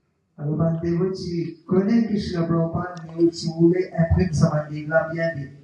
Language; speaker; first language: French; non-native, local second language; Morisyen